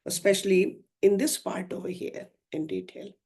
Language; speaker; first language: English; non-native, local second language; Hindi